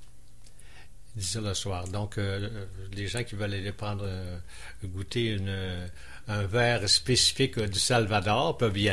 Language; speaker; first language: French; native; French